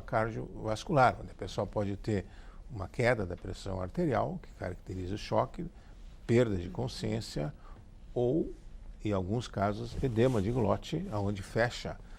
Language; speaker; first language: Portuguese; native; Portuguese